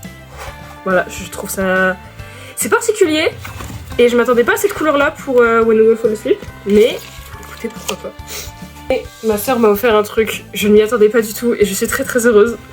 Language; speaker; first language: French; native; French